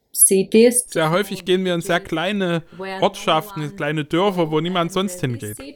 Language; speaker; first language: German; non-native, fluent; Ukrainian